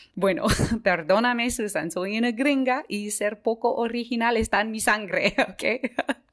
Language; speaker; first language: Spanish; non-native, fluent; English